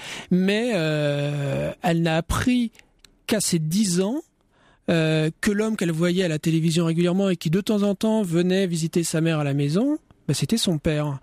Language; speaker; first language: French; native; French